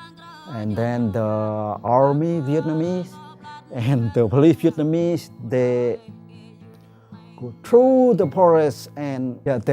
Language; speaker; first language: English; non-native, learner; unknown